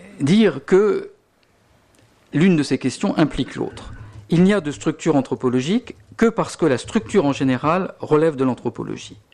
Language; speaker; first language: French; native; French